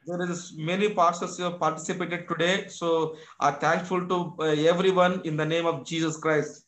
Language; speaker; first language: English; non-native, local second language; Kannada